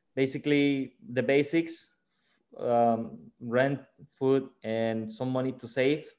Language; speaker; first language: English; non-native, fluent; Spanish